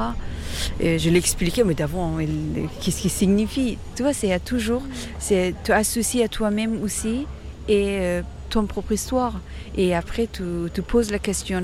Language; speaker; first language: French; non-native, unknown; Persian